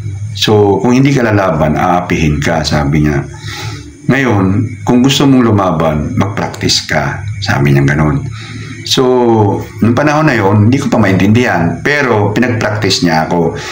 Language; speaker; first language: Filipino; non-native, local second language; Cebuano